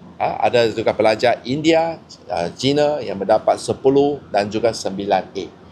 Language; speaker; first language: Malay; non-native, local second language; Chinese